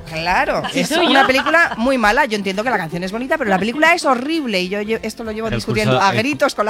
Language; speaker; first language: Spanish; native; Spanish